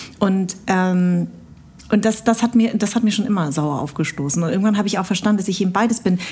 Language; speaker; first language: German; early bilingual, other home language; Vietnamese